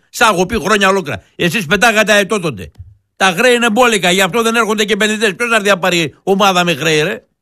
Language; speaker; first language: Greek; non-native, local second language; Turkish